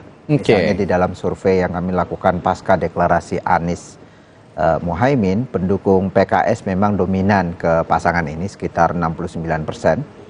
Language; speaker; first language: Indonesian; native; Indonesian